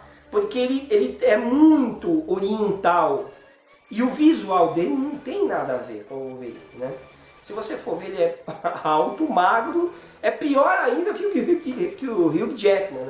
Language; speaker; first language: Portuguese; native; Portuguese